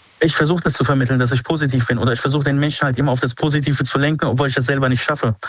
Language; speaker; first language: German; early bilingual, other home language; Arabic